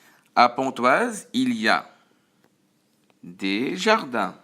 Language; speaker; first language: French; non-native, fluent; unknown